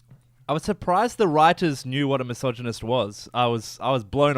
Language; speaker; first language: English; native; English